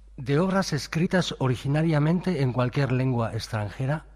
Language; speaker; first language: Spanish; non-native, local second language; Basque